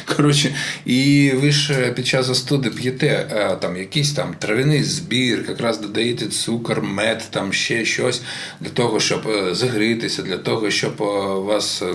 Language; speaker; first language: Ukrainian; non-native, local second language; Russian